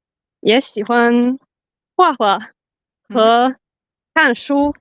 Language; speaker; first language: Chinese; non-native, learner; Finnish